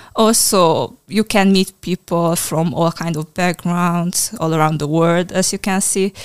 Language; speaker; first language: English; non-native, fluent; Hungarian